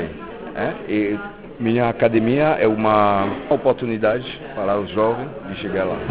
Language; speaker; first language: Portuguese; non-native, local second language; French